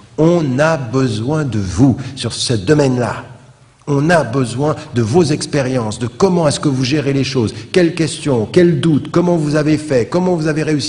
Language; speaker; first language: French; native; French